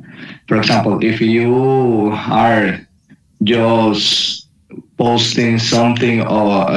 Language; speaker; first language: English; non-native, learner; Spanish